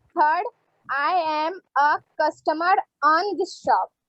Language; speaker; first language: English; non-native, learner; Hindi